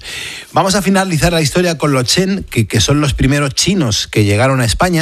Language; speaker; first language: Spanish; native; Spanish